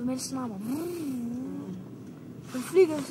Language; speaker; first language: Swedish; non-native, local second language; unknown